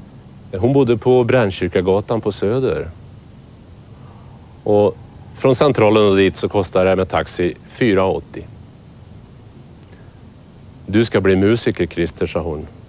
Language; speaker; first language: Swedish; native; Swedish